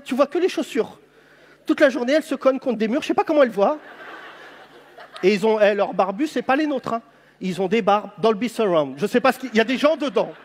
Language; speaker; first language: French; native; French